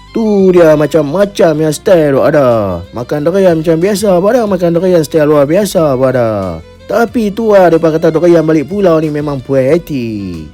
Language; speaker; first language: Malay; native; Malay